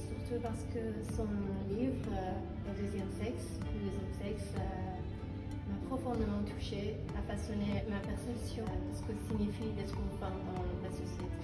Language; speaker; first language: French; non-native, fluent; Persian